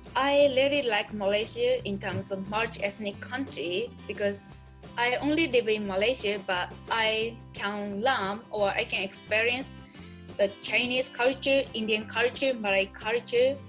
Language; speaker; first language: English; non-native, learner; Japanese